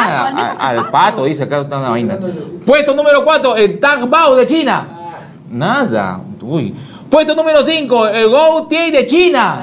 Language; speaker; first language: Spanish; native; Spanish